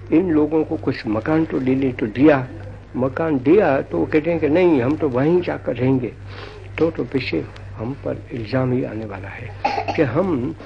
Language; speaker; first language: Hindi; non-native, local second language; Gujarati